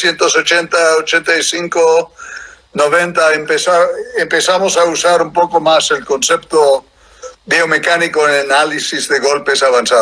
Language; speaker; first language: Spanish; non-native, fluent; English